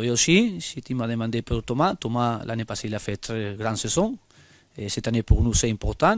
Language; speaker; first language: French; non-native, fluent; Spanish